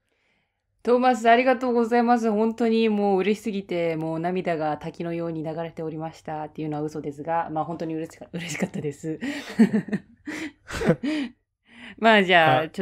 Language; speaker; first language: Japanese; native; Japanese